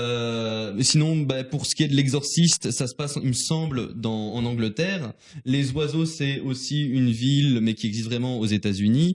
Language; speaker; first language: French; native; French